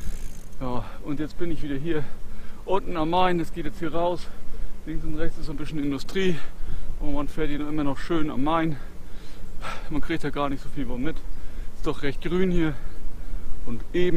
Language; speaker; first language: German; native; German